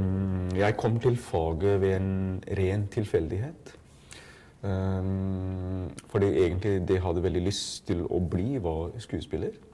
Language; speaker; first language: Norwegian; non-native, fluent; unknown